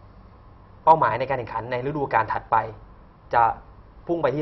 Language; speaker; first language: Thai; native; Thai